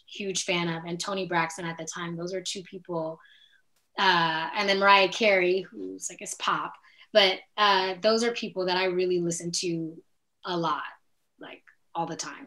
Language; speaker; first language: English; native; English